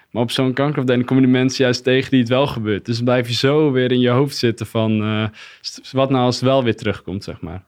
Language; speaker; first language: Dutch; native; Dutch